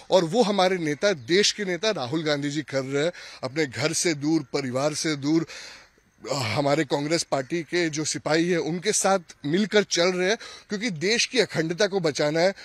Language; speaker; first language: Hindi; non-native, local second language; Urdu